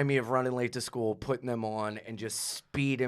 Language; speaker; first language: English; native; English